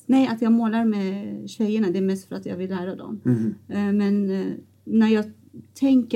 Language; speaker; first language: Swedish; non-native, fluent; Persian